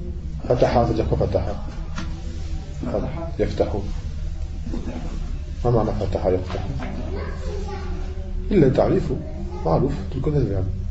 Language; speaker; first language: Arabic; non-native, fluent; French